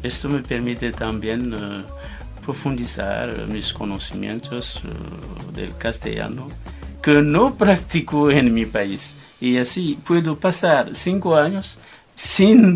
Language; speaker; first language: Spanish; non-native, fluent; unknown